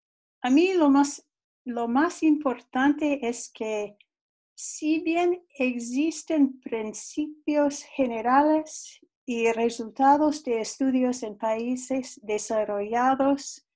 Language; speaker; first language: Spanish; non-native, fluent; English